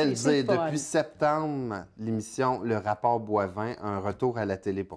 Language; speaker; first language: French; native; French